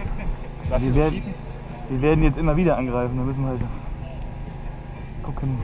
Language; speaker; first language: German; native; German